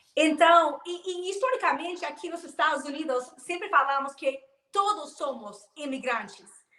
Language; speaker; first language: Portuguese; non-native, fluent; English